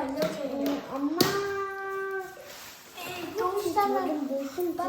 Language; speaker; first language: Korean; early bilingual, heritage; French